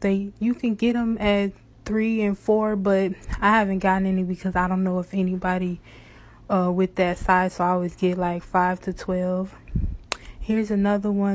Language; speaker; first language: English; native; English